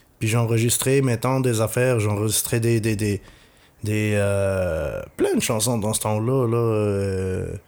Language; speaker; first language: French; non-native, local second language; Arabic